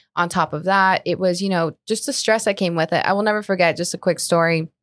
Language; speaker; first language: English; early bilingual, other home language; Spanish